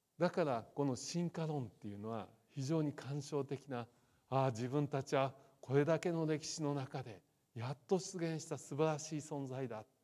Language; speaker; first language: Japanese; native; Japanese